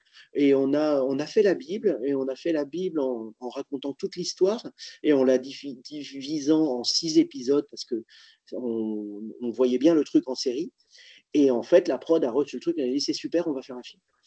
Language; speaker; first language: French; native; French